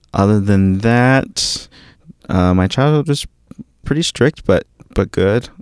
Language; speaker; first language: English; early bilingual, other home language; Filipino